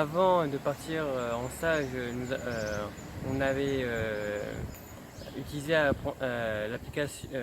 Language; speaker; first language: French; non-native, local second language; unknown